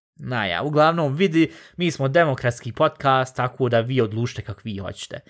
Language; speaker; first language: Bosnian; early bilingual, heritage; Bosnian